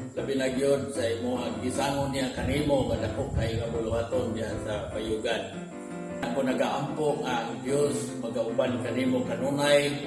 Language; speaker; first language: Cebuano; native; Cebuano